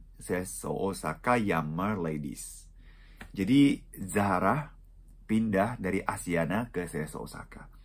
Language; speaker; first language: Indonesian; non-native, fluent; Japanese